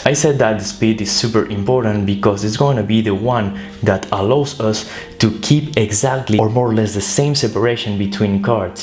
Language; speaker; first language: English; non-native, fluent; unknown